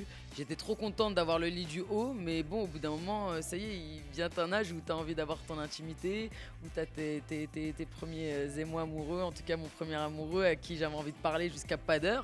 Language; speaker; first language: French; native; French